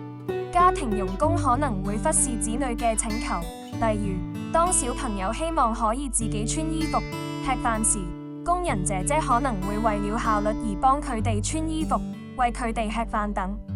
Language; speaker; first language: Cantonese; native; Cantonese